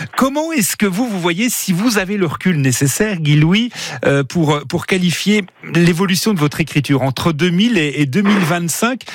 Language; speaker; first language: French; native; French